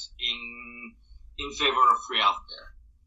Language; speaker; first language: English; non-native, fluent; Italian